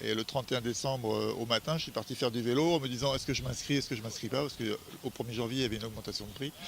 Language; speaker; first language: French; native; French